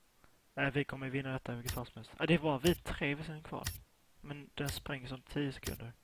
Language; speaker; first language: Swedish; native; Swedish